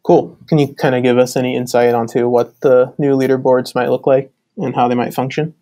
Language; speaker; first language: English; native; English